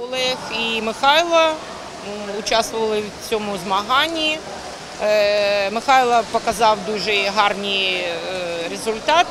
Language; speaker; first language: Ukrainian; non-native, local second language; Russian